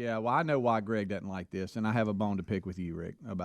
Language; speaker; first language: English; native; English